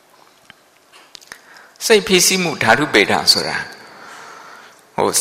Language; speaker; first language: Burmese; non-native, local second language; Shan